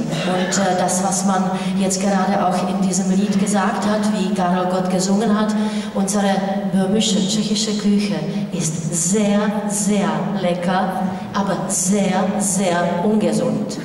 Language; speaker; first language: German; non-native, fluent; Czech